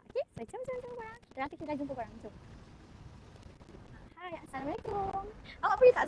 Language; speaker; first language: Malay; native; Malay